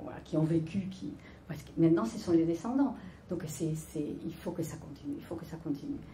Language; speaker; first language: French; non-native, fluent; Spanish